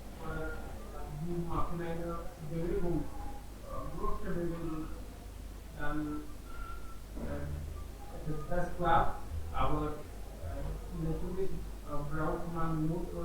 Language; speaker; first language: German; non-native, learner; Hindi